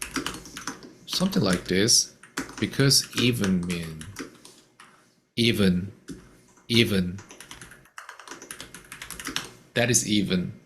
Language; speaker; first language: English; non-native, fluent; Korean